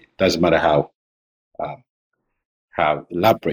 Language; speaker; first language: English; non-native, local second language; Akan